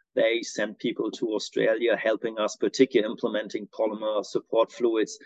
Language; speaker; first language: English; non-native, fluent; German